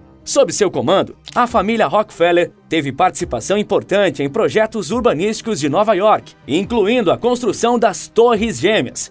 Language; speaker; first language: Portuguese; native; Portuguese